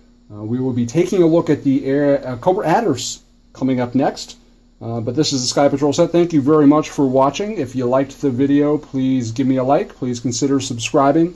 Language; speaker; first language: English; native; English